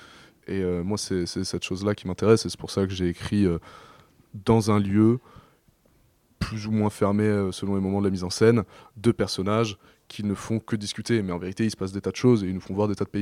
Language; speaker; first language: French; native; French